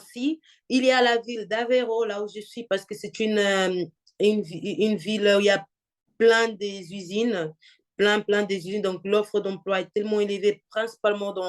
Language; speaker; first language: French; non-native, fluent; Portuguese